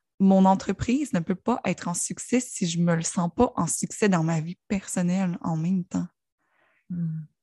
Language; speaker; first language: French; native; French